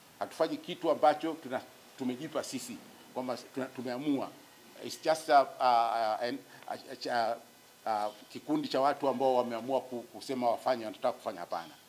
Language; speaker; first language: Swahili; native; Swahili